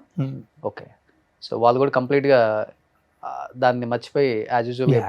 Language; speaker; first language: Telugu; native; Telugu